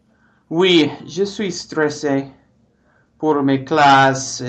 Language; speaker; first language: French; non-native, learner; English